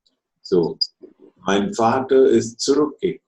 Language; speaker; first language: German; non-native, fluent; Telugu